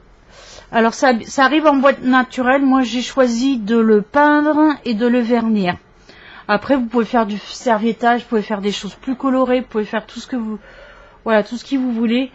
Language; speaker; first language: French; native; French